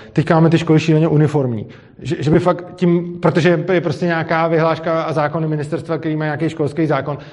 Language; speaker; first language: Czech; native; Czech